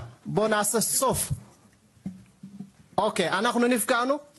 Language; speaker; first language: Hebrew; non-native, learner; Tigrinya